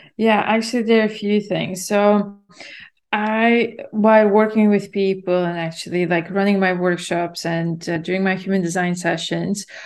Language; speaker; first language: English; non-native, fluent; Latvian